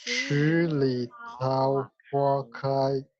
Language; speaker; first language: Chinese; non-native, learner; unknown